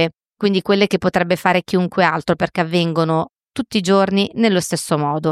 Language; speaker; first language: Italian; native; Italian